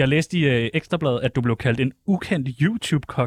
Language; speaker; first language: Danish; native; Danish